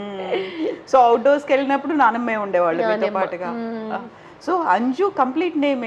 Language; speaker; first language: Telugu; native; Telugu